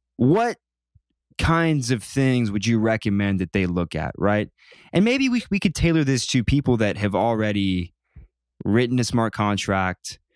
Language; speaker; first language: English; native; English